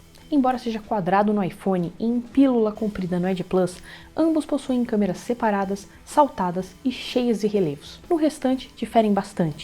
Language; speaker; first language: Portuguese; native; Portuguese